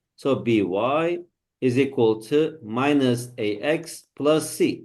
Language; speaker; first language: English; non-native, fluent; Uzbek